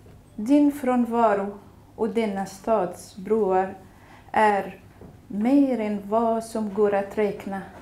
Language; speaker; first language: Swedish; non-native, fluent; Kurdish